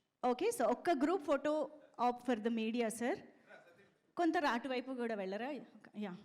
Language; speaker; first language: Telugu; native; Telugu